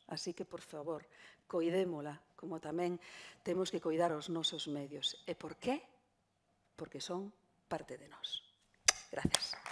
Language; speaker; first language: Galician; non-native, local second language; Spanish